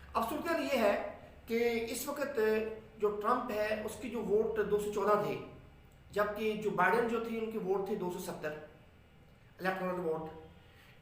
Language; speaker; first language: Urdu; non-native, local second language; Punjabi